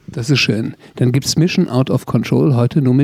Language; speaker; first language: German; native; German